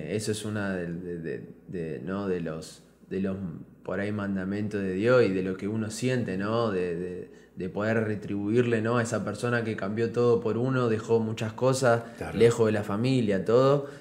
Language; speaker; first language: Spanish; native; Spanish